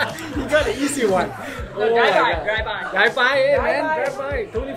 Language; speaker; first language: English; non-native, learner; Thai